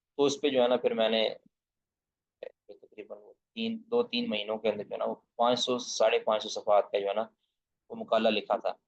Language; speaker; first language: Urdu; non-native, local second language; Punjabi